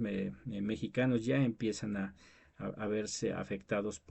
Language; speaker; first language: Spanish; native; Spanish